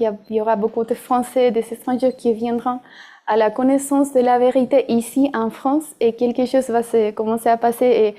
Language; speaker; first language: French; non-native, fluent; Spanish